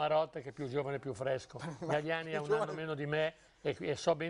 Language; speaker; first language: Italian; native; Italian